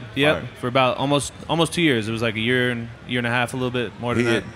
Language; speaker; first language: English; native; English